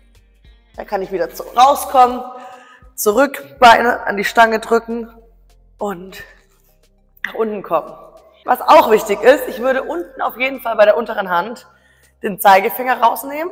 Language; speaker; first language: German; native; German